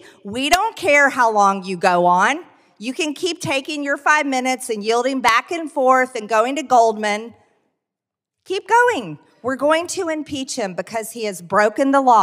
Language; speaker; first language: English; native; English